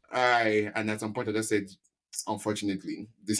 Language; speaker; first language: English; non-native, local second language; Yoruba